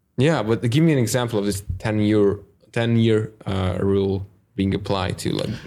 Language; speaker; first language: English; non-native, fluent; Hungarian